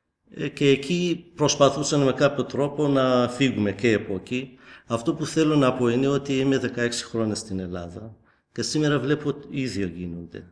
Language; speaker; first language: Greek; non-native, fluent; Kurdish